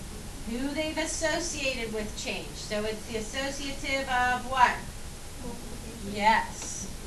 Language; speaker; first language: English; native; English